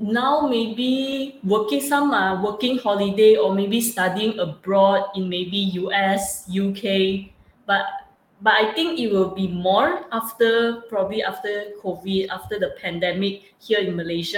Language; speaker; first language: English; non-native, local second language; Chinese